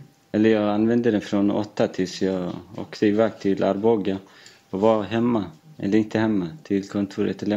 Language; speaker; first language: Swedish; non-native, fluent; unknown